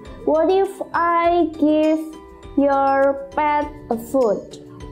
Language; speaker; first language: English; non-native, fluent; Indonesian